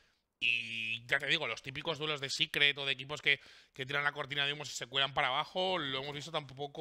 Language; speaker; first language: Spanish; native; Spanish